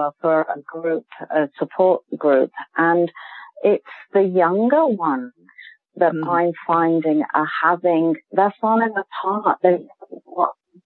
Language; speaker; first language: English; native; English